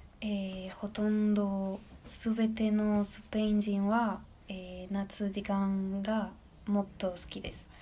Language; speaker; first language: Japanese; non-native, learner; Spanish